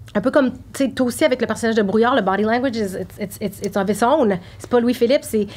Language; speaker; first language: French; native; French